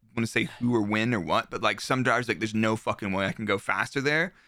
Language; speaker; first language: English; native; English